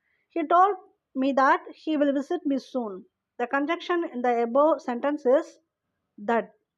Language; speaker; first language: English; non-native, local second language; Tamil